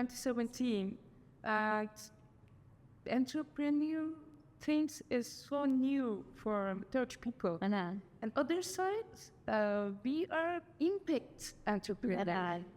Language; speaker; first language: English; non-native, learner; Turkish